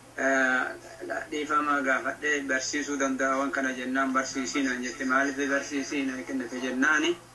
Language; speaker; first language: Oromo; native; Oromo